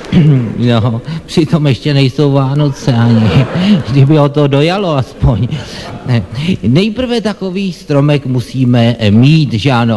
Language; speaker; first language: Czech; native; Czech